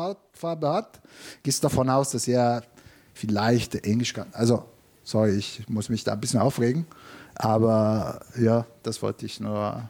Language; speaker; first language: German; non-native, fluent; Italian